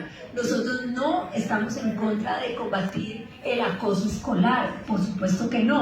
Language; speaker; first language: Spanish; native; Spanish